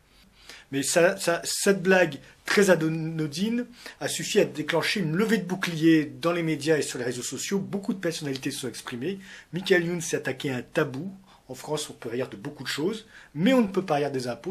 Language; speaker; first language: French; native; French